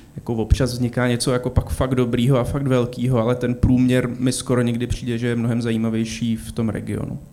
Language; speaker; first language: Czech; native; Czech